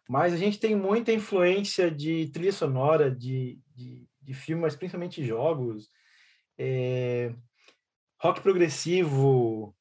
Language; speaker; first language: Portuguese; native; Portuguese